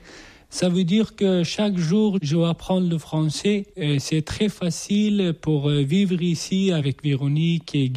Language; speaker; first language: French; non-native, learner; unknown